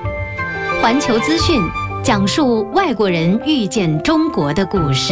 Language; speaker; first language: Chinese; native; Chinese